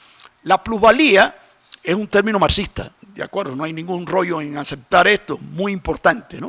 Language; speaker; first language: Spanish; native; Spanish